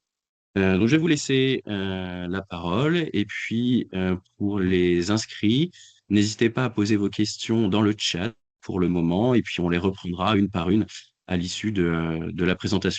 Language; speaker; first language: French; native; French